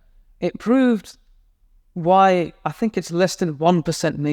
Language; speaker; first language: English; native; English